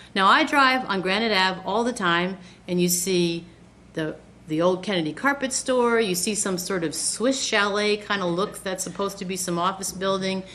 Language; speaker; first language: English; native; English